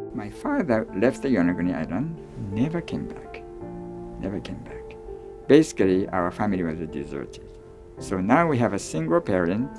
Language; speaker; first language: English; non-native, fluent; Japanese